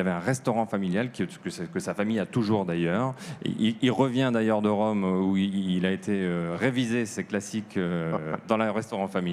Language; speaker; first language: French; native; French